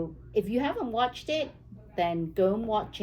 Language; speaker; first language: English; native; English